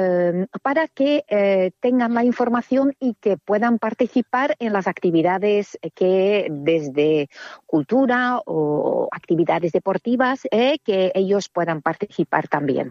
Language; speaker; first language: Spanish; non-native, fluent; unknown